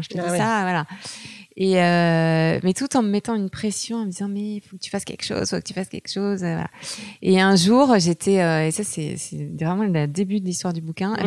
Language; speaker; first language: French; native; French